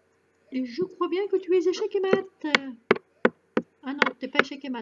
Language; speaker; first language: French; native; French